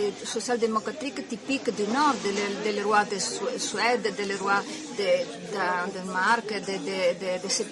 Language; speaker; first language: French; non-native, learner; Italian